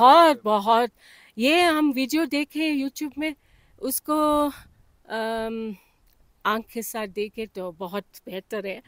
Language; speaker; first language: Hindi; early bilingual, heritage; Hindi